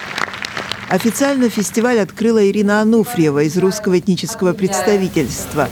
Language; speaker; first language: Russian; native; Russian